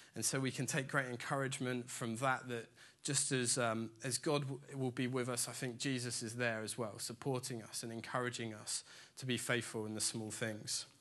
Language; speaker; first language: English; native; English